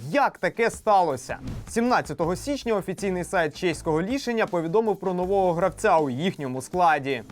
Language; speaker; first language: Ukrainian; native; Ukrainian